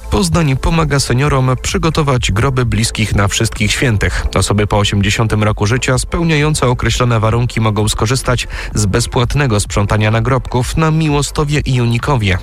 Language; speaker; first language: Polish; native; Polish